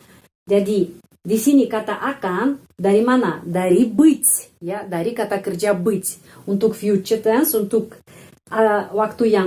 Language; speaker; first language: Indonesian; non-native, fluent; Russian